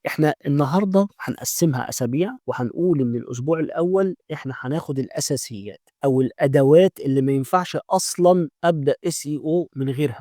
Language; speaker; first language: Arabic; native; Arabic